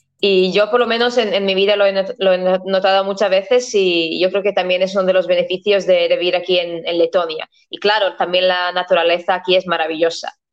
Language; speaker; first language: Spanish; non-native, fluent; Latvian